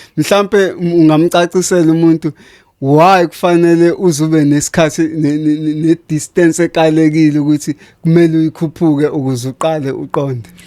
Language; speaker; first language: Zulu; native; Zulu